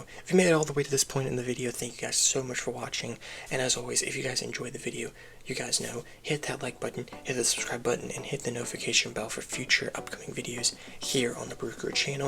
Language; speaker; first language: English; native; English